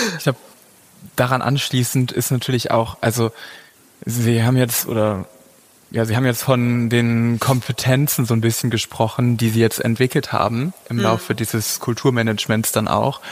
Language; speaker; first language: German; native; German